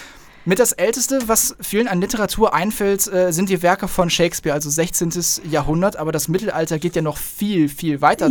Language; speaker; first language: German; native; German